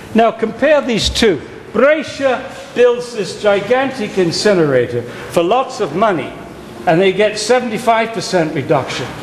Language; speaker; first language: English; native; English